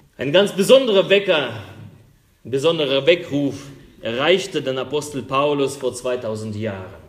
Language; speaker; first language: German; non-native, fluent; Russian